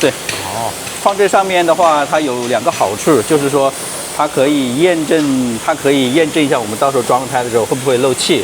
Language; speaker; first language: Chinese; native; Chinese